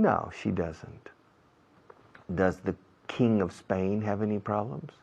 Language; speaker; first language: English; non-native, fluent; Spanish